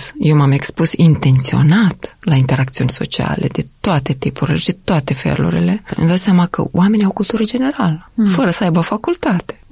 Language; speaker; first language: Romanian; native; Romanian